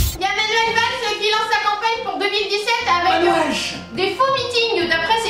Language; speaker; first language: French; native; French